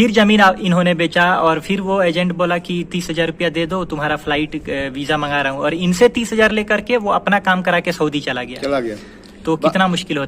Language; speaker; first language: Hindi; native; Hindi